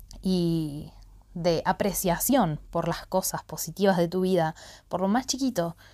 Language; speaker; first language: Spanish; native; Spanish